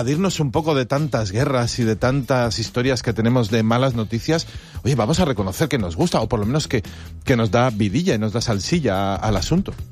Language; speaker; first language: Spanish; native; Spanish